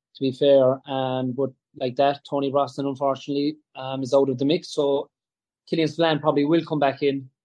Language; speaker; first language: English; native; English